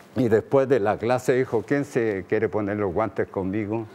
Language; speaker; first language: Spanish; native; Spanish